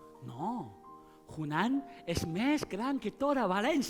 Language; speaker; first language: Catalan; non-native, learner; Chinese